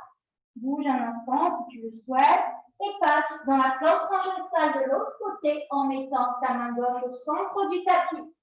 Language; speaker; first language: French; native; French